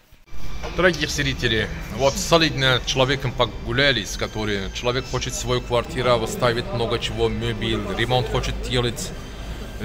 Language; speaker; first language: Russian; non-native, learner; Turkish